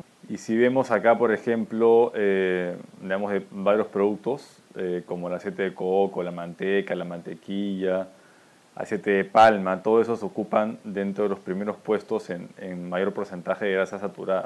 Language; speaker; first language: Spanish; native; Spanish